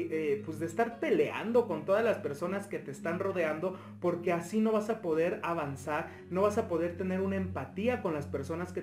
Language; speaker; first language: Spanish; native; Spanish